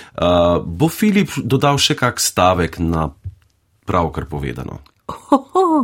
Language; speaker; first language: Slovenian; native; Slovenian